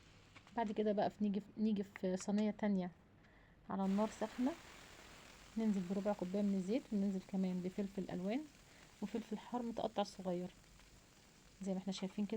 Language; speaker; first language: Arabic; native; Arabic